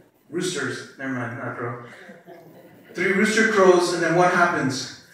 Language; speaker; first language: English; early bilingual, other home language; Spanish